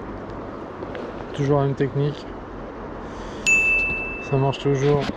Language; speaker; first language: French; native; French